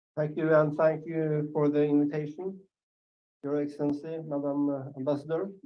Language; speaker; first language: English; non-native, fluent; Norwegian